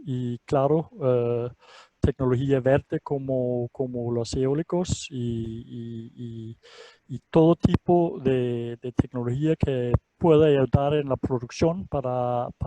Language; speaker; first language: Spanish; non-native, fluent; Danish